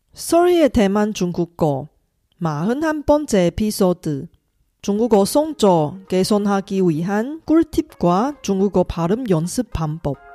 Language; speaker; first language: Korean; non-native, fluent; Chinese